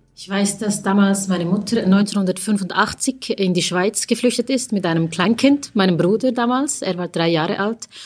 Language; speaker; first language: German; early bilingual, other home language; Tamil